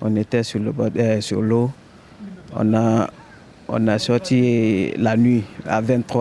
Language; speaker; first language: French; non-native, fluent; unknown